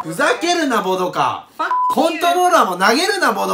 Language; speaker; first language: Japanese; native; Japanese